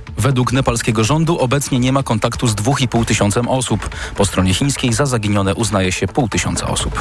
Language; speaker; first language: Polish; native; Polish